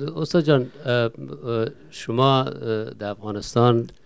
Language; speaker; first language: Persian; native; Persian